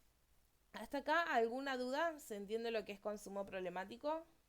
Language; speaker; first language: Spanish; native; Spanish